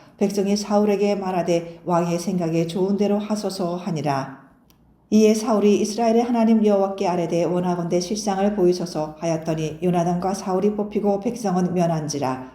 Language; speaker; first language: Korean; native; Korean